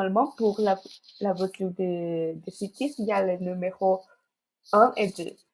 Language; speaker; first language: French; non-native, fluent; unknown